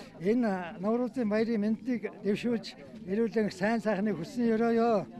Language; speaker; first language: Mongolian; non-native, local second language; Kazakh